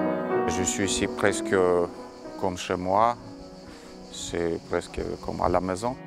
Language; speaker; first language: French; non-native, learner; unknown